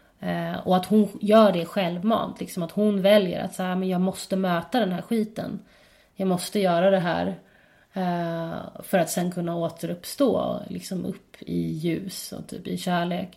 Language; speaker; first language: Swedish; native; Swedish